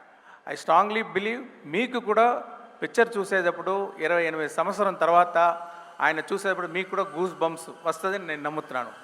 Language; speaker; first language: Telugu; non-native, local second language; Tamil